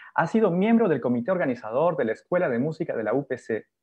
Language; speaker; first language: Spanish; native; Spanish